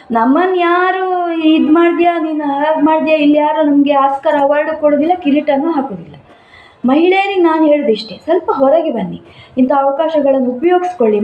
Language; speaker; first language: Kannada; non-native, local second language; Konkani